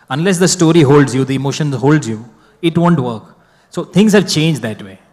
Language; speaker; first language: Hindi; non-native, local second language; Gujarati